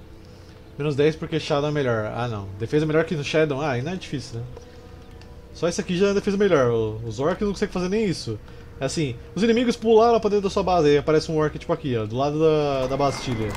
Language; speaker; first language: Portuguese; native; Portuguese